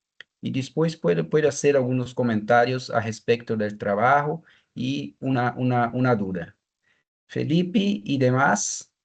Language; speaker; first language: Spanish; non-native, fluent; Portuguese